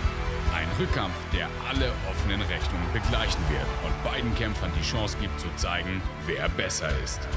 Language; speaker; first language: German; native; German